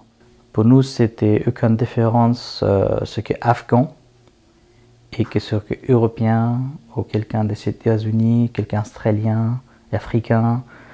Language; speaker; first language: French; non-native, learner; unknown